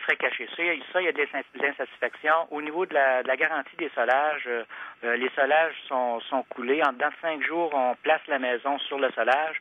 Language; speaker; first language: French; native; French